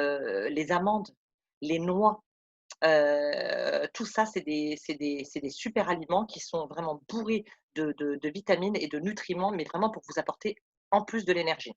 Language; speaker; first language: French; native; French